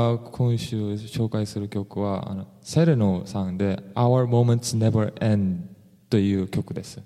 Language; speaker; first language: Japanese; non-native, fluent; English